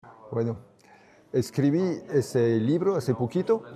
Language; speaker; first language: Spanish; non-native, fluent; French